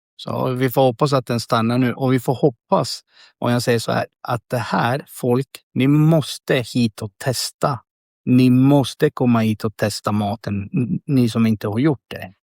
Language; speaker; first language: Swedish; native; Swedish